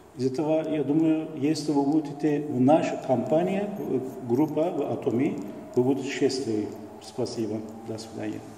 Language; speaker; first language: Russian; non-native, learner; Turkish